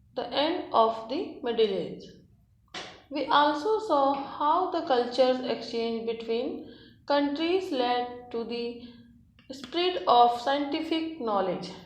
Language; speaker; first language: English; non-native, local second language; Hindi